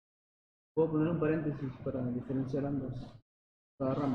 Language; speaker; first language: Spanish; native; Spanish